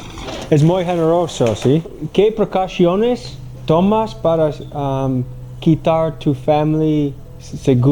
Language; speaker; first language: Spanish; non-native, learner; English